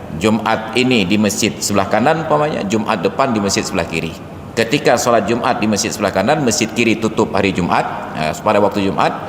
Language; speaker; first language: Malay; non-native, local second language; Achinese